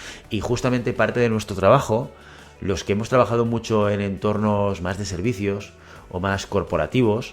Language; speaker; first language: Spanish; native; Spanish